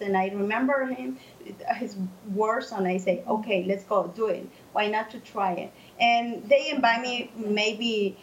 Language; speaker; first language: English; non-native, learner; Spanish